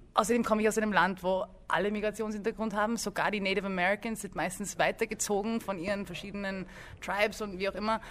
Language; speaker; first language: German; early bilingual, other home language; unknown